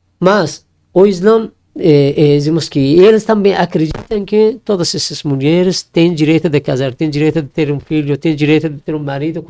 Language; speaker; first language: Portuguese; non-native, learner; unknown